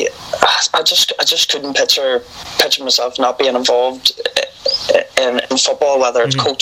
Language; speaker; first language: English; native; English